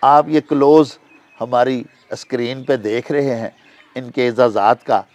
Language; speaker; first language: Urdu; non-native, local second language; Punjabi